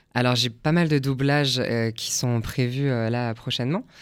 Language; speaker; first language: French; native; French